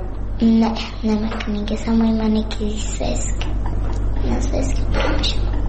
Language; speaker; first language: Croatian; non-native, learner; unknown